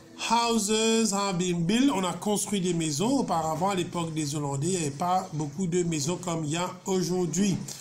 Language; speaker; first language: French; non-native, local second language; Morisyen